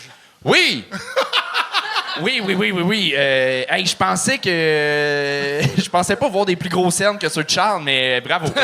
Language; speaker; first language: French; native; French